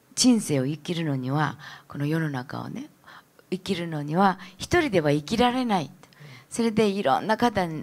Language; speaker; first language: Japanese; non-native, fluent; Korean